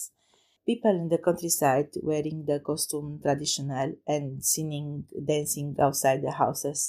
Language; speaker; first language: English; non-native, learner; Romanian